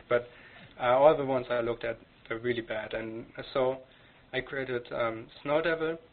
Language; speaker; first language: English; non-native, fluent; German